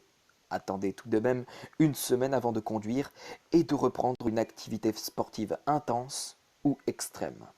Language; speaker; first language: French; native; French